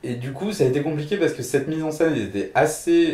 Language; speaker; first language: French; native; French